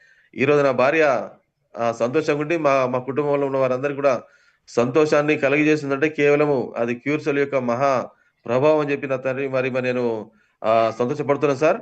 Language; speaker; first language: Telugu; native; Telugu